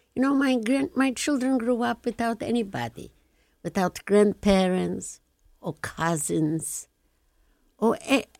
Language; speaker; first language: English; non-native, fluent; Polish